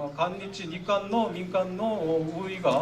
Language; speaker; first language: Japanese; non-native, fluent; Korean